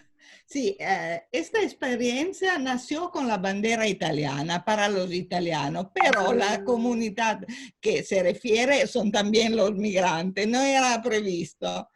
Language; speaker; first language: Spanish; non-native, fluent; Italian